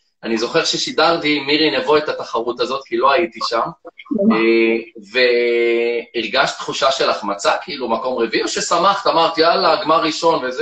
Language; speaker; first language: Hebrew; native; Hebrew